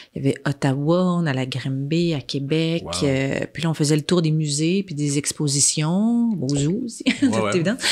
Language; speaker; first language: French; native; French